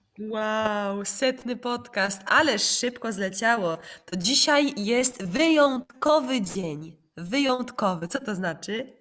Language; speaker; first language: Polish; native; Polish